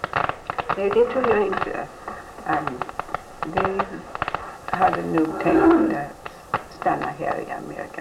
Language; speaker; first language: Swedish; early bilingual, heritage; Swedish